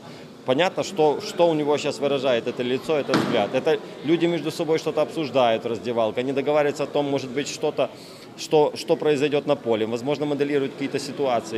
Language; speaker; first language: Russian; native; Russian